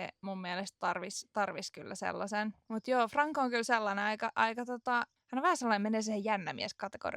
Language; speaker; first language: Finnish; native; Finnish